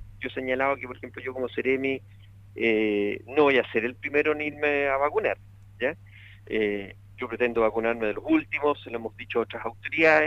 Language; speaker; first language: Spanish; native; Spanish